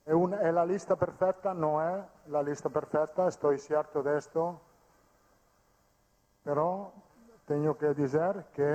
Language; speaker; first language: Portuguese; non-native, fluent; Italian